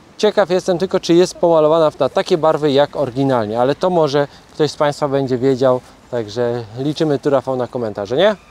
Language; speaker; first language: Polish; native; Polish